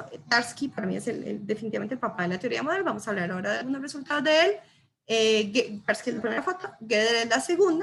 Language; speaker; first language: Spanish; native; Spanish